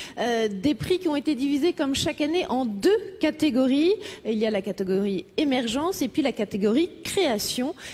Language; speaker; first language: French; native; French